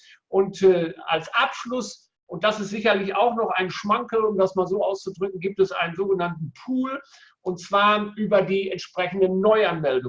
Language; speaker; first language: German; native; German